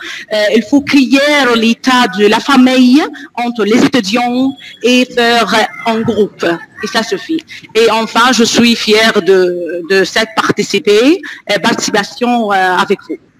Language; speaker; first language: French; non-native, fluent; Arabic